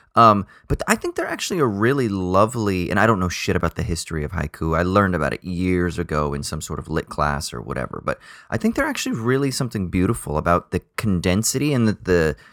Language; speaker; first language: English; native; English